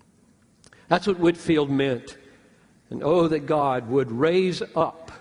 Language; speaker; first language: English; native; English